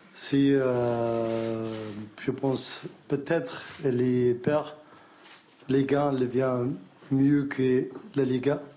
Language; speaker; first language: French; non-native, learner; Arabic